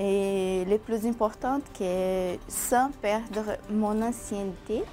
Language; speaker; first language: French; non-native, fluent; Portuguese